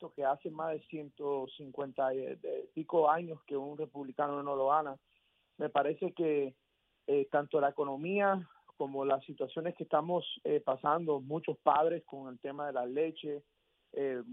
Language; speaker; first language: Spanish; early bilingual, heritage; Spanish